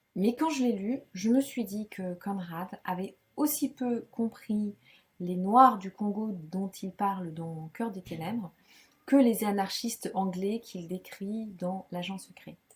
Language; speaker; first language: French; non-native, local second language; Kinyarwanda